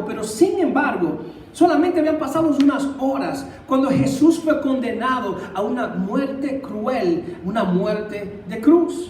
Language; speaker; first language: Spanish; native; Spanish